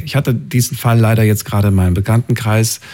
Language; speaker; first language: German; native; German